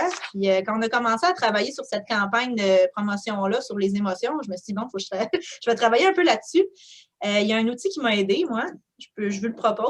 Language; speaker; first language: French; native; French